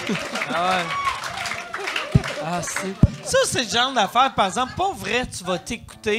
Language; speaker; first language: French; native; French